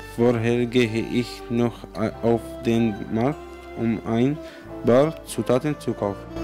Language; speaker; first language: German; non-native, learner; Arabic